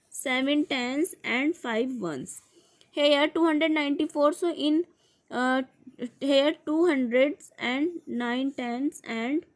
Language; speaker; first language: Hindi; native; Hindi